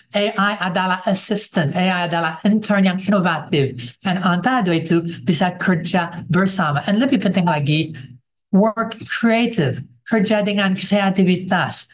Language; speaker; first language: Indonesian; non-native, fluent; English